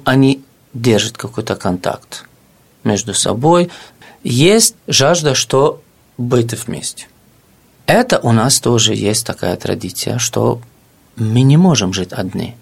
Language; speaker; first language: Russian; non-native, fluent; Arabic